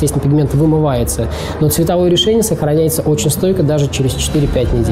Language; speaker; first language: Russian; native; Russian